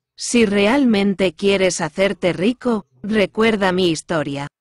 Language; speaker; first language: Spanish; non-native, fluent; Korean